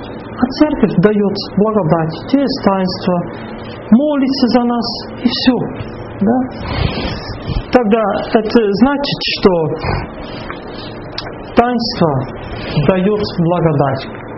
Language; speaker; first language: Russian; non-native, fluent; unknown